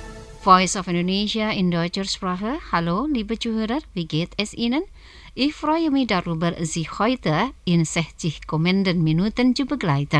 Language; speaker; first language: German; non-native, fluent; Indonesian